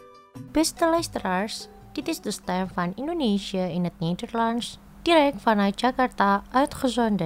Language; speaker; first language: Dutch; non-native, fluent; Indonesian